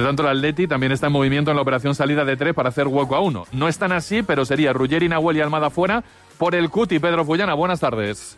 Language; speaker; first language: Spanish; native; Spanish